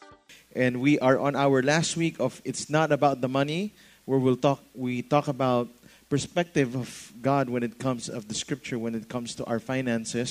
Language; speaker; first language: English; non-native, local second language; Filipino